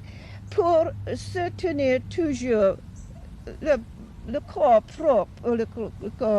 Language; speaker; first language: French; non-native, fluent; English